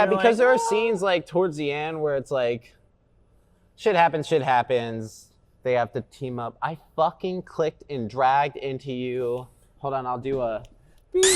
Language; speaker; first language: English; native; English